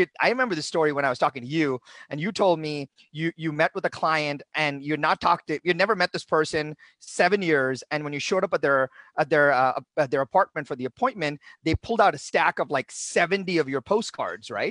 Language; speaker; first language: English; non-native, local second language; Tamil